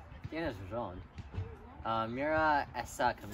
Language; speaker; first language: Spanish; non-native, learner; English